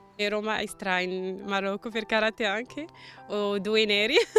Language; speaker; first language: Italian; non-native, learner; Arabic